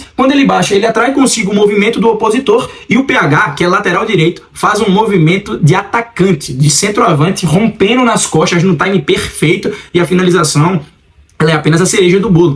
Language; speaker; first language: Portuguese; native; Portuguese